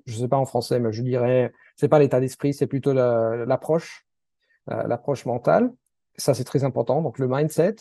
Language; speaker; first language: French; non-native, fluent; Italian